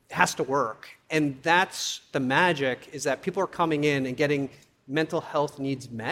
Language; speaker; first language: English; native; English